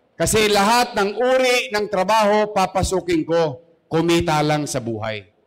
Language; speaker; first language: Filipino; native; Filipino